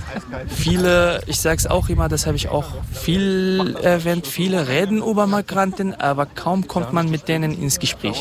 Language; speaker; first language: German; non-native, fluent; Kurdish